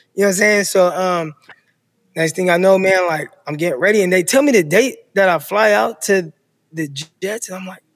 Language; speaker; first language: English; native; English